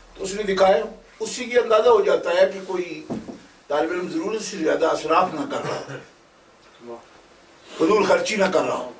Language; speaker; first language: Urdu; non-native, local second language; Punjabi